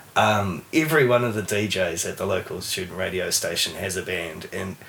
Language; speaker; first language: English; native; English